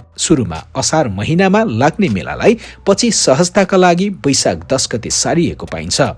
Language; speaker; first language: Nepali; native; Nepali